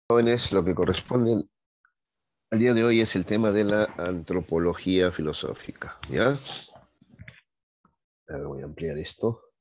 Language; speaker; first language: Spanish; native; Spanish